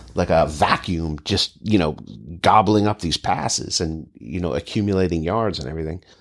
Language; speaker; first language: English; native; English